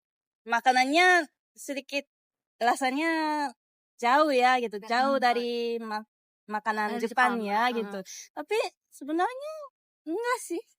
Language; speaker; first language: Indonesian; non-native, learner; Japanese